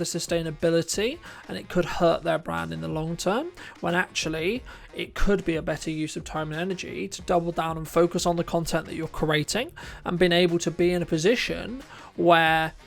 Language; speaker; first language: English; native; English